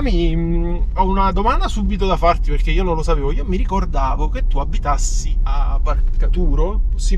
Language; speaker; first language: Italian; native; Italian